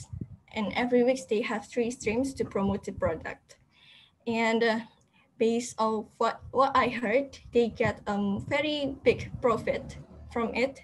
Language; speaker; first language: English; non-native, fluent; Indonesian